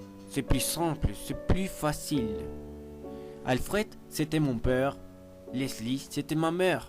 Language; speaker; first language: French; non-native, learner; Spanish